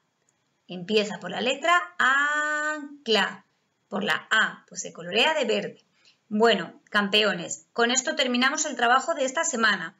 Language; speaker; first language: Spanish; native; Spanish